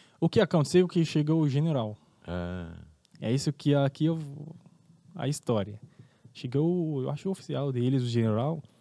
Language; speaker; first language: Portuguese; non-native, fluent; Arabic